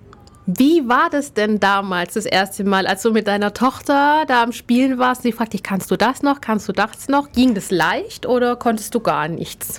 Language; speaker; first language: German; native; German